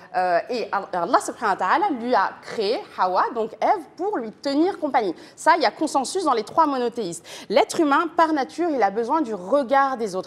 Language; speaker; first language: French; native; French